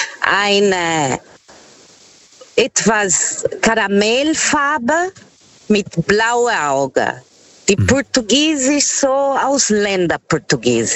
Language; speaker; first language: German; non-native, fluent; Portuguese